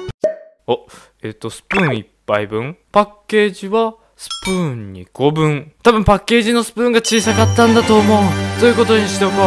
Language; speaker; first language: Japanese; native; Japanese